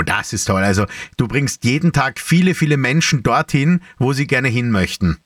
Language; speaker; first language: German; native; German